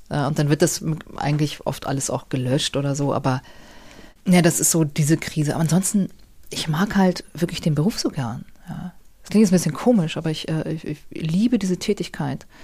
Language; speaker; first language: German; native; German